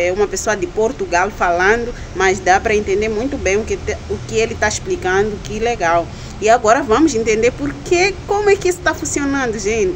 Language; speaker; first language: Portuguese; native; Portuguese